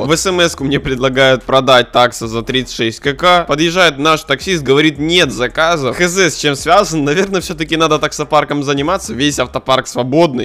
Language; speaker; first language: Russian; native; Russian